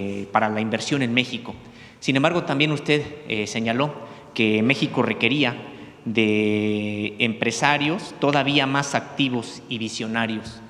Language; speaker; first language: Spanish; native; Spanish